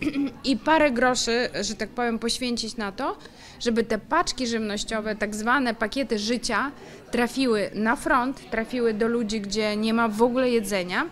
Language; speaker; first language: Polish; non-native, fluent; Ukrainian